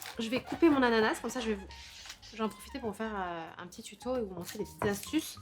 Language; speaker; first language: French; native; French